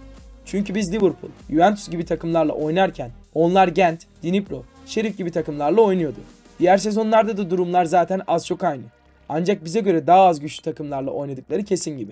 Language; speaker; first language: Turkish; native; Turkish